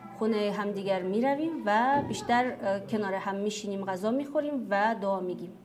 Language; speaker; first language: Persian; non-native, fluent; Kazakh